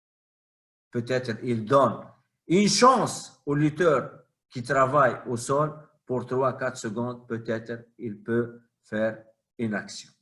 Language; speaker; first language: French; non-native, fluent; Arabic